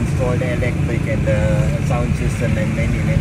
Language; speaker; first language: English; non-native, learner; German